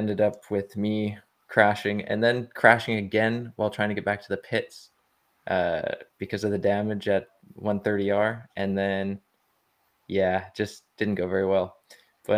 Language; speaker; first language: English; native; English